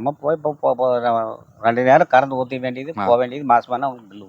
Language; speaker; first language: Tamil; native; Tamil